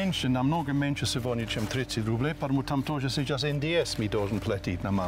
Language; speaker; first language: Russian; non-native, fluent; English